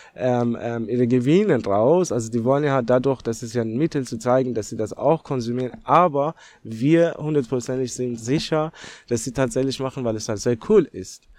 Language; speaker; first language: German; non-native, fluent; Persian